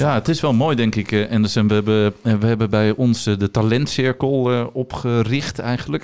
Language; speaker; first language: Dutch; native; Dutch